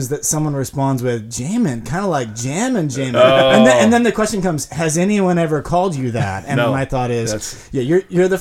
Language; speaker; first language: English; native; English